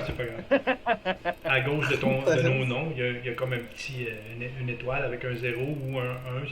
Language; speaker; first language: French; native; French